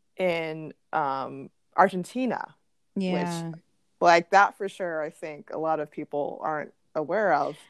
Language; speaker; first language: English; native; English